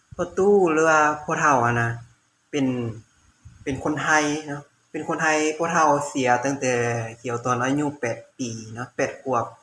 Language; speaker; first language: Lao; native; Lao